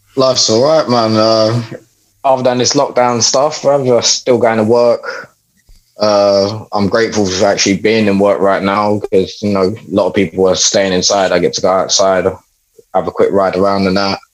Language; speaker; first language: English; native; English